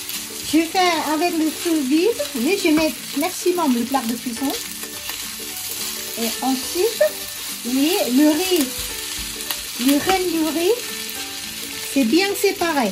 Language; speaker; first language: French; non-native, learner; Thai